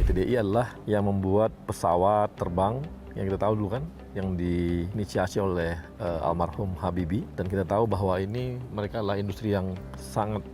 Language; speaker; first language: Indonesian; native; Indonesian